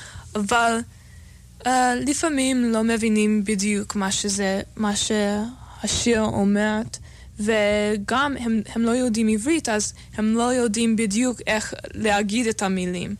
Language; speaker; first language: Hebrew; non-native, learner; English